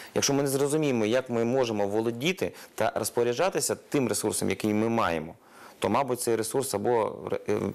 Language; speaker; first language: Ukrainian; non-native, local second language; Russian